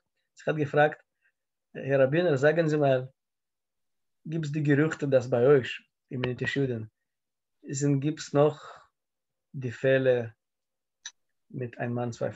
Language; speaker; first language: German; non-native, learner; Russian